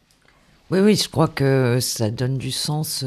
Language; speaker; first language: French; native; French